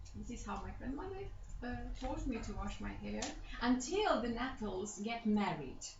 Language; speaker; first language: English; non-native, fluent; Romanian